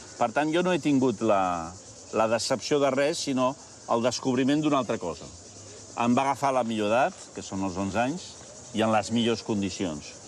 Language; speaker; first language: Catalan; early bilingual, heritage; Catalan